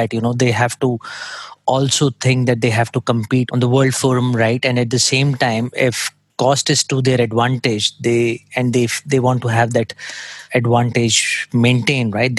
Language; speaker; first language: English; non-native, local second language; Hindi